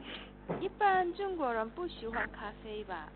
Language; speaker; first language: Chinese; non-native, learner; Korean